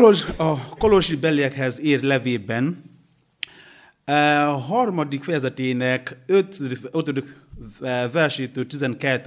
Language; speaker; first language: Hungarian; non-native, learner; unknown